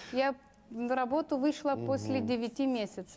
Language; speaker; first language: Russian; non-native, local second language; Lithuanian